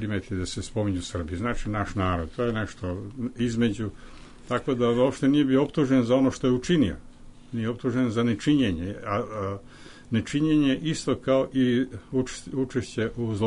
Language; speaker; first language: Serbian; native; Serbian